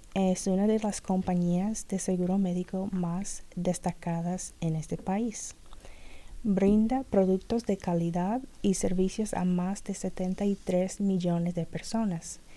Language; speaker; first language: Spanish; non-native, fluent; English